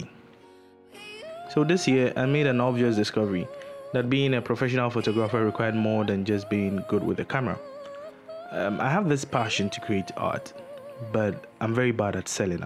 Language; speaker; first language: English; non-native, local second language; Akan